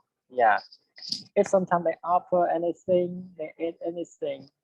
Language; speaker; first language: English; non-native, learner; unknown